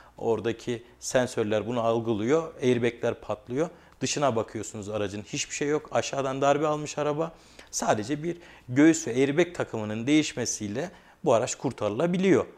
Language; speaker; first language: Turkish; native; Turkish